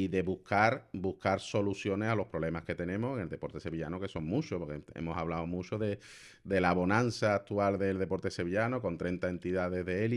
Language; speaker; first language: Spanish; native; Spanish